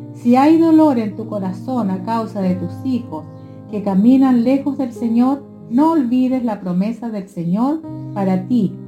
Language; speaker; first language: Spanish; native; Spanish